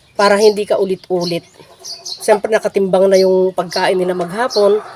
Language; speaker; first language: Filipino; non-native, local second language; Iloko